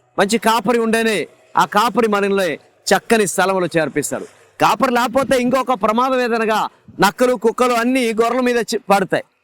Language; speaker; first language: Telugu; non-native, fluent; Malayalam